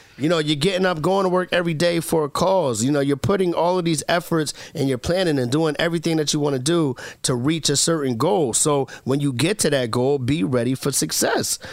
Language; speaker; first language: English; native; English